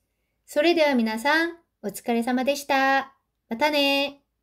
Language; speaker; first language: Japanese; non-native, fluent; Korean